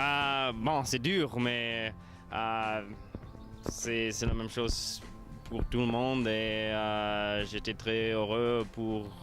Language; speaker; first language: French; non-native, local second language; Luxembourgish